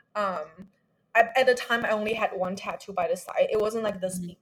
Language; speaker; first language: English; non-native, fluent; Chinese